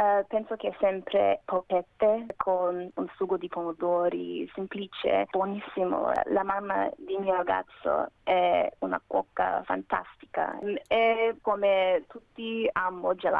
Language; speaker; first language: Italian; non-native, learner; Macedonian